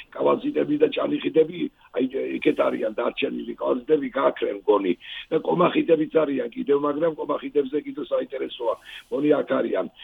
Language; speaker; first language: Georgian; non-native, local second language; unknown